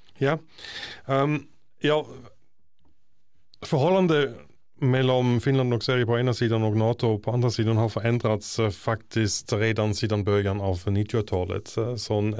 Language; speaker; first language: Swedish; non-native, fluent; German